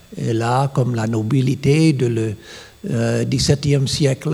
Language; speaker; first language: French; non-native, fluent; English